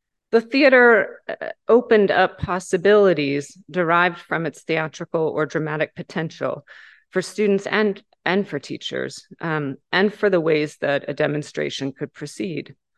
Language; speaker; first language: English; native; English